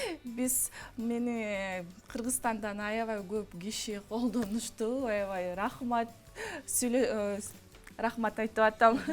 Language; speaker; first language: Kyrgyz; non-native, local second language; Russian